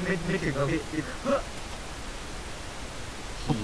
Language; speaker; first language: Thai; native; Thai